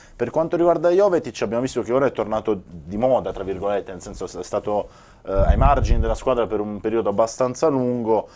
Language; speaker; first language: Italian; native; Italian